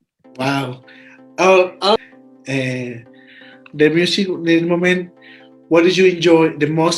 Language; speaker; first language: English; non-native, learner; Spanish